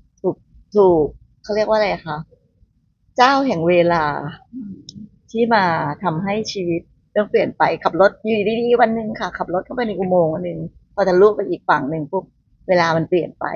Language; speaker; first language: Thai; native; Thai